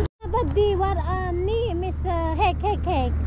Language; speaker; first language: Arabic; non-native, learner; Filipino